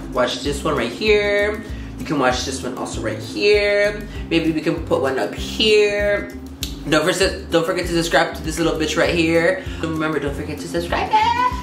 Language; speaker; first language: English; early bilingual, other home language; Spanish